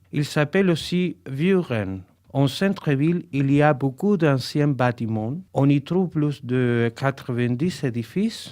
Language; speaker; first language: French; non-native, learner; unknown